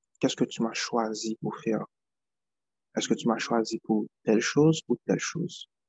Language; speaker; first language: French; non-native, local second language; Haitian Creole